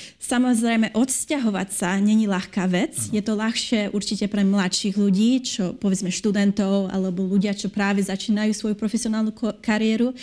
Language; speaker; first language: Slovak; early bilingual, heritage; Slovak